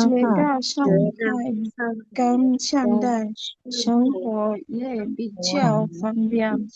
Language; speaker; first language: Chinese; non-native, learner; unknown